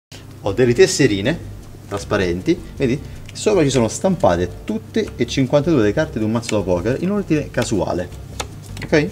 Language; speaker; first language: Italian; native; Italian